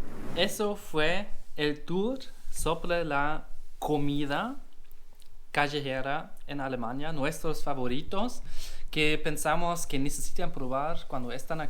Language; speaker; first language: Spanish; non-native, learner; German